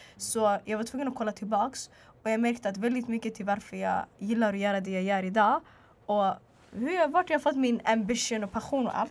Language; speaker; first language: Swedish; early bilingual, other home language; Arabic